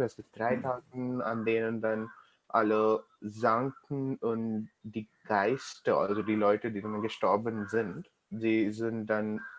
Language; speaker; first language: German; non-native, learner; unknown